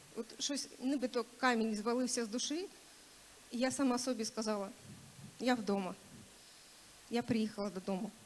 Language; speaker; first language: Ukrainian; non-native, local second language; Russian